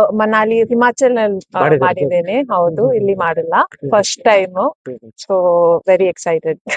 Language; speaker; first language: Kannada; early bilingual, heritage; Kannada